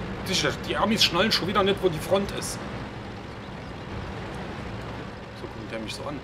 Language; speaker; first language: German; native; German